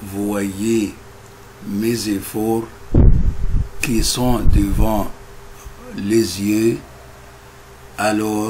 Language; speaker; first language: French; non-native, fluent; Arabic